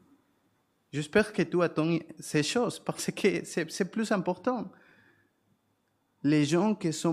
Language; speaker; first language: French; non-native, fluent; Spanish